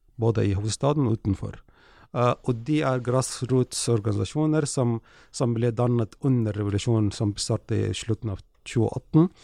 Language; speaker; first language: Norwegian; non-native, fluent; Arabic